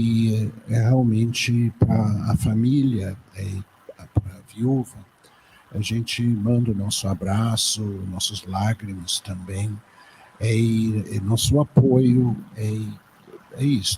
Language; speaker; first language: Portuguese; non-native, fluent; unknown